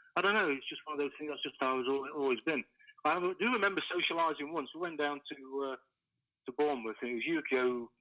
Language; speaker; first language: English; native; English